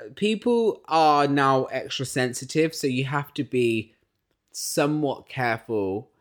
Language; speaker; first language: English; native; English